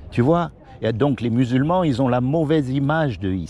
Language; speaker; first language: French; native; French